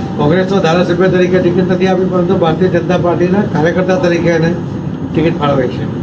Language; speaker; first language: Gujarati; non-native, local second language; Marathi